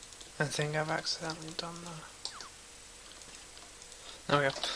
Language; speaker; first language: English; native; English